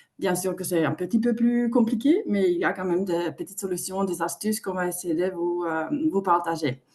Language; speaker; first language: French; non-native, fluent; Finnish